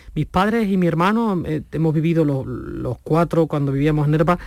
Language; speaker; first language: Spanish; native; Spanish